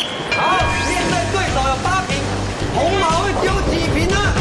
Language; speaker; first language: Chinese; native; Chinese